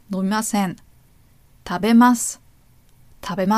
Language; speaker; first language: Japanese; non-native, learner; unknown